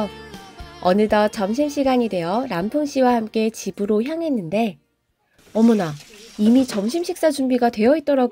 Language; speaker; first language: Korean; native; Korean